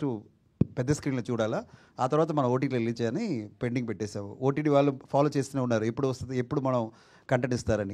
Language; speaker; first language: Telugu; non-native, fluent; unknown